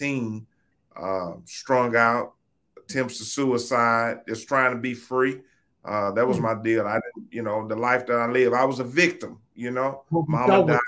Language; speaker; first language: English; native; English